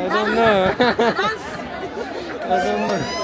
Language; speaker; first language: English; non-native, learner; French